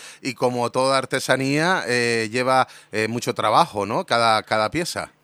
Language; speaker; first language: Spanish; native; Spanish